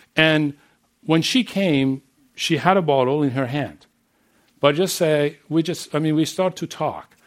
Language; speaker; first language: English; non-native, fluent; Persian